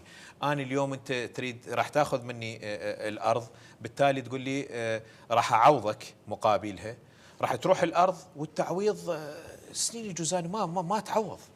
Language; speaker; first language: Arabic; native; Arabic